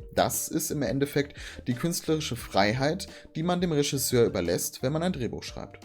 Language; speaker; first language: German; native; German